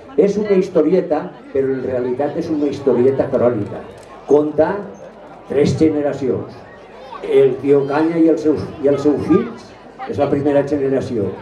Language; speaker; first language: Catalan; non-native, local second language; Spanish